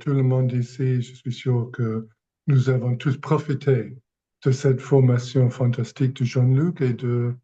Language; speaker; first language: French; non-native, fluent; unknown